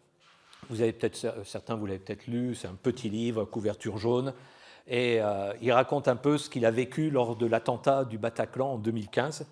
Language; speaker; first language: French; native; French